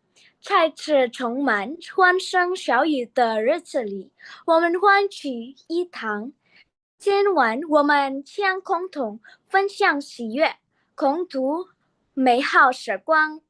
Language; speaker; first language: Chinese; non-native, learner; Indonesian